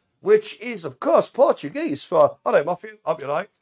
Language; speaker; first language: English; native; English